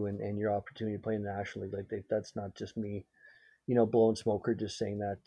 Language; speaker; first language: English; native; English